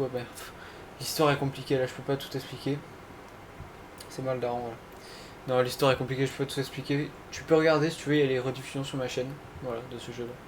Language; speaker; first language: French; native; French